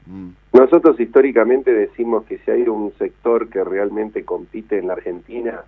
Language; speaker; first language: Spanish; native; Spanish